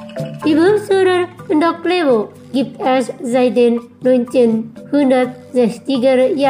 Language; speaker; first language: German; non-native, learner; Indonesian